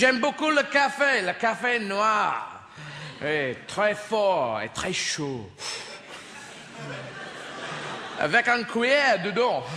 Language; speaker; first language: French; non-native, learner; English